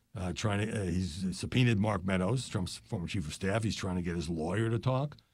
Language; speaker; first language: English; native; English